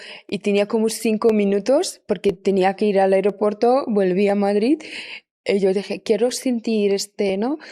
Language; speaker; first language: Spanish; non-native, fluent; Persian